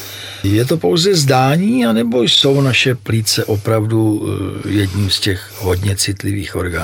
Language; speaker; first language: Czech; native; Czech